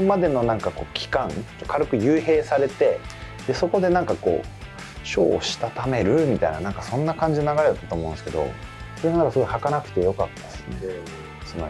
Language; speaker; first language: Japanese; native; Japanese